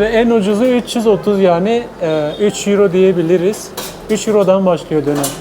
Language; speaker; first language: Turkish; native; Turkish